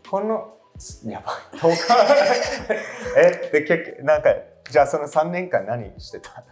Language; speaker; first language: Japanese; non-native, fluent; English